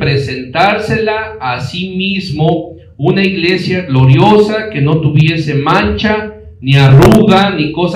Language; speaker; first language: Spanish; native; Spanish